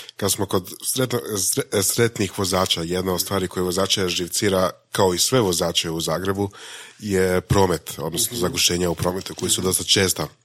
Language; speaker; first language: Croatian; native; Croatian